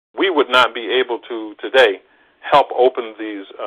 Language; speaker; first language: English; native; English